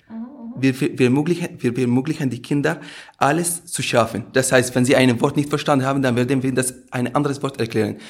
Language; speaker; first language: German; non-native, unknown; Arabic